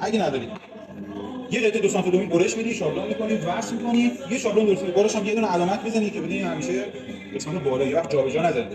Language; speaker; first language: Persian; native; Persian